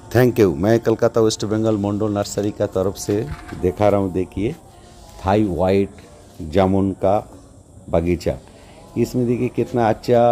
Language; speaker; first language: Hindi; non-native, local second language; Bangla